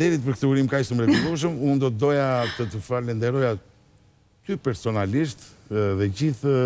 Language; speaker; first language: Albanian; native; Albanian